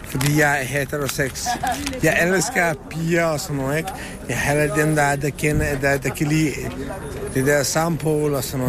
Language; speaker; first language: Danish; non-native, learner; Serbian